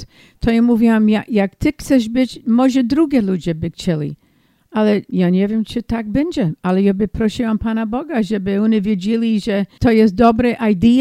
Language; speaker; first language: Polish; early bilingual, heritage; English